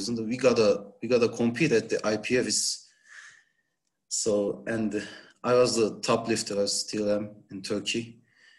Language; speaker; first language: English; non-native, learner; Turkish